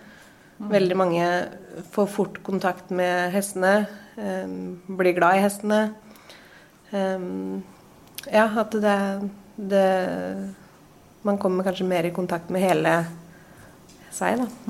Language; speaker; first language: Norwegian; native; Norwegian